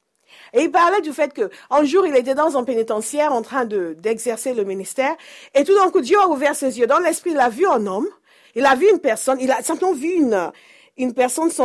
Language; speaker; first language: French; non-native, fluent; English